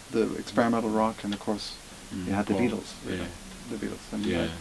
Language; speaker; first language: English; native; English